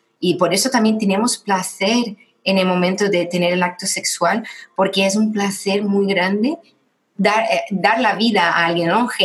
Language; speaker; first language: Spanish; non-native, fluent; Portuguese